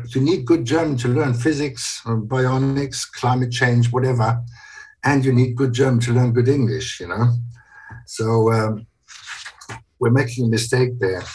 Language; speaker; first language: English; non-native, fluent; German